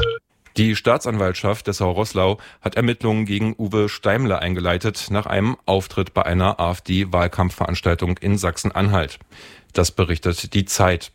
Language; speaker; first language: German; native; German